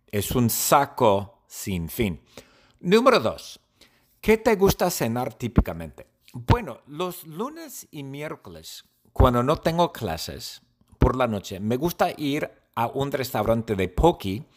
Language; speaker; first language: Spanish; non-native, learner; English